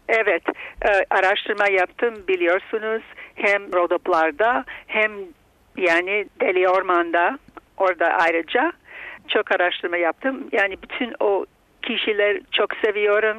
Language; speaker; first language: Turkish; non-native, fluent; Bulgarian